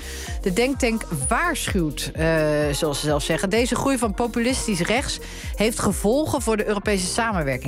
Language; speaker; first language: Dutch; native; Dutch